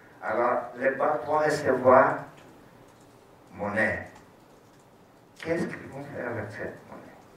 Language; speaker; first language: French; non-native, fluent; Portuguese